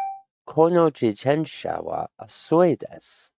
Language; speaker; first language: Japanese; non-native, learner; English